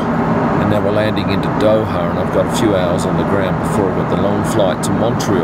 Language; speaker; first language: English; native; English